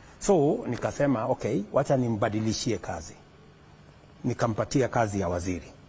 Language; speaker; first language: Swahili; non-native, local second language; Kalenjin